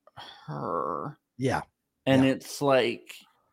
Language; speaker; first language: English; native; English